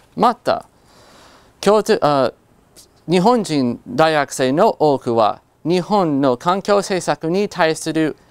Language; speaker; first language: Japanese; non-native, fluent; English